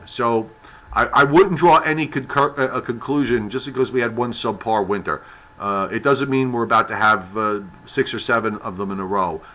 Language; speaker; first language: English; native; English